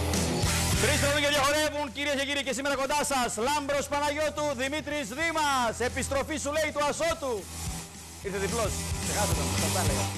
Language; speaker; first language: Greek; native; Greek